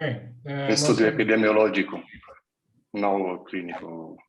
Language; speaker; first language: Portuguese; non-native, fluent; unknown